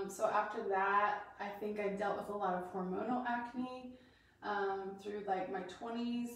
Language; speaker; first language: English; native; English